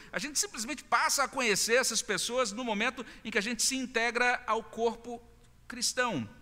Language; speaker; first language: Portuguese; native; Portuguese